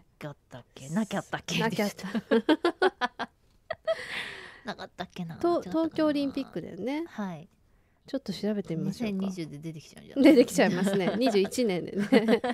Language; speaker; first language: Japanese; native; Japanese